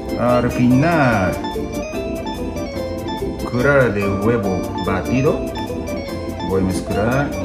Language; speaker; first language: Spanish; non-native, learner; Japanese